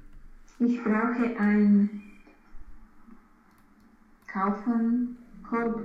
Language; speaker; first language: German; non-native, learner; Romanian